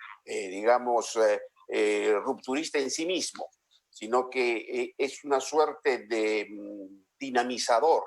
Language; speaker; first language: Spanish; native; Spanish